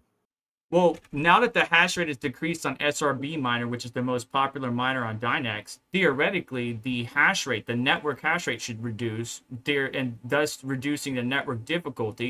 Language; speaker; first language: English; native; English